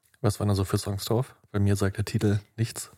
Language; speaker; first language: German; native; German